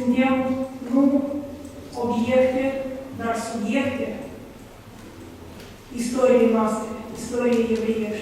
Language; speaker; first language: Romanian; non-native, local second language; Russian